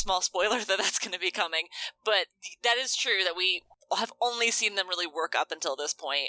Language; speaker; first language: English; native; English